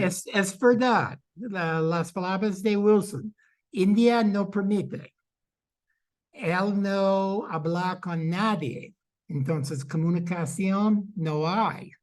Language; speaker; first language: Spanish; non-native, fluent; English